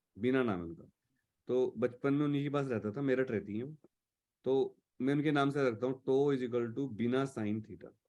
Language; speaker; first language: Hindi; native; Hindi